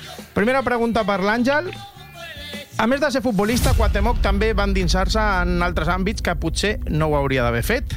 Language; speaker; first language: Catalan; native; Catalan